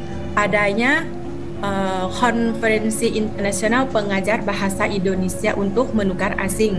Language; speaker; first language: Indonesian; non-native, fluent; Thai